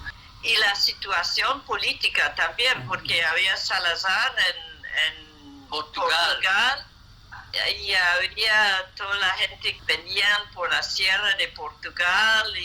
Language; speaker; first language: Spanish; non-native, fluent; English